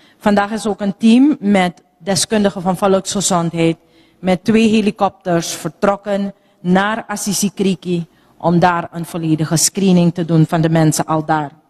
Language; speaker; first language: Dutch; native; Dutch